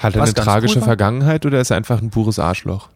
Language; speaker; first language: German; native; German